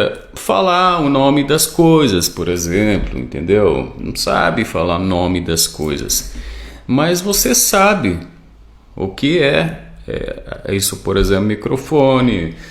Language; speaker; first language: Portuguese; non-native, fluent; Arabic